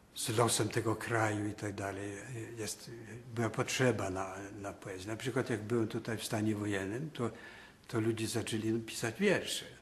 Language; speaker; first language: Polish; non-native, fluent; Swedish